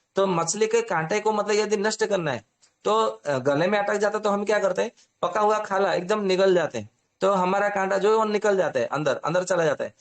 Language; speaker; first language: Hindi; non-native, local second language; Odia